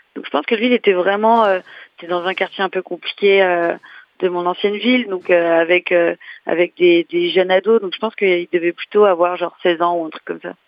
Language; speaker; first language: French; native; French